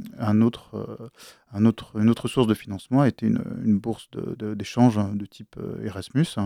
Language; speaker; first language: French; native; French